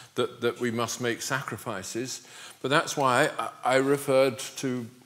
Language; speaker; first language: English; native; English